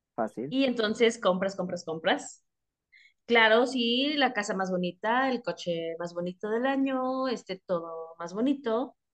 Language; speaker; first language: Spanish; early bilingual, heritage; Spanish